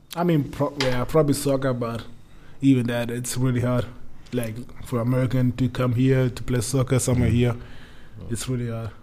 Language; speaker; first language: English; non-native, learner; German